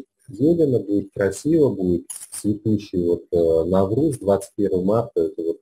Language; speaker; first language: Russian; native; Russian